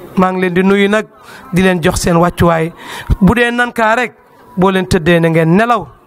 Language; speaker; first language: Wolof; non-native, local second language; Fula